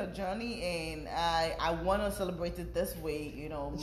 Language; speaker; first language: English; non-native, local second language; Yoruba